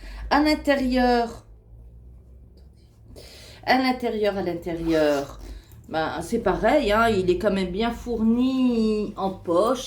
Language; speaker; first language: French; native; French